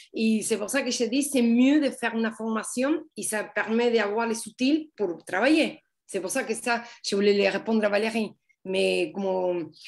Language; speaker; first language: French; non-native, fluent; Spanish